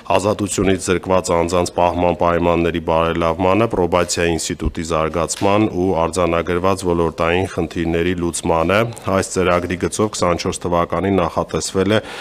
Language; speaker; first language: Armenian; native; Armenian